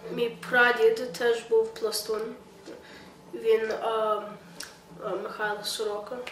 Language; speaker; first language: Ukrainian; early bilingual, heritage; Ukrainian